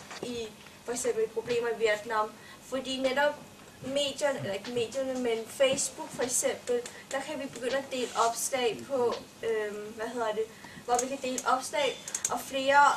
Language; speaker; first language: Danish; early bilingual, other home language; Vietnamese